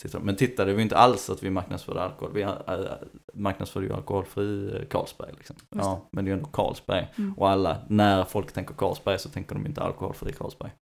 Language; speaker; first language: Swedish; native; Swedish